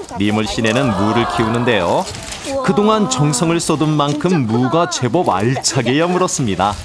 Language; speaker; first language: Korean; native; Korean